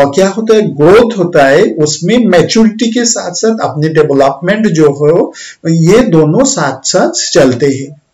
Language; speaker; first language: Hindi; non-native, local second language; Bangla